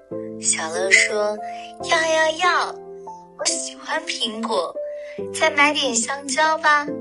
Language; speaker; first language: Chinese; native; Chinese